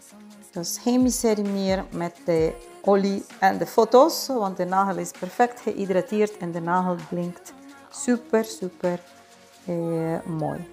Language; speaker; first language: Dutch; non-native, fluent; Spanish